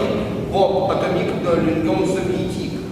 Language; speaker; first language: French; non-native, learner; Russian